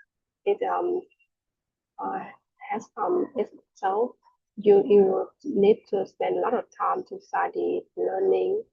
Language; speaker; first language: English; non-native, learner; Vietnamese